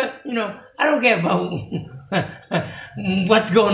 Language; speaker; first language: English; non-native, fluent; Vietnamese